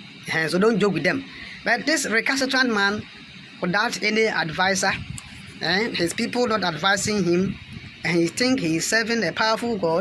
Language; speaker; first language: English; non-native, local second language; Akan